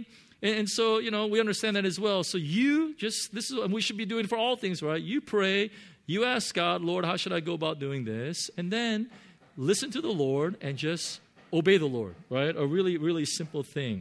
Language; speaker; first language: English; native; English